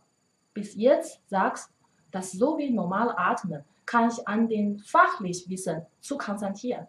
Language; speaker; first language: German; non-native, learner; Chinese